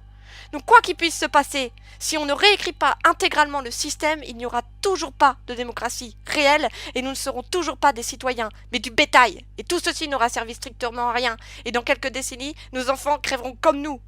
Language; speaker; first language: French; native; French